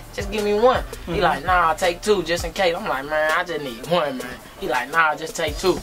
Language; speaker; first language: English; native; English